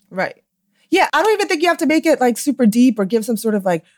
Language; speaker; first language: English; early bilingual, other home language; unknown